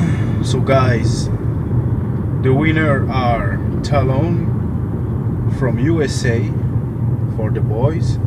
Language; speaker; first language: English; non-native, local second language; French